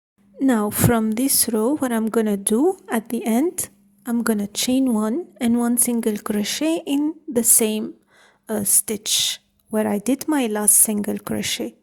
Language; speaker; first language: English; non-native, fluent; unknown